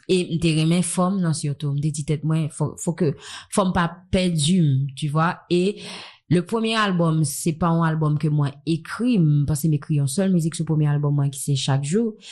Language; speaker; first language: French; non-native, local second language; Haitian Creole